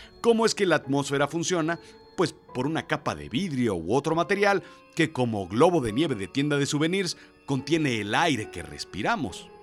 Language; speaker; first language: Spanish; native; Spanish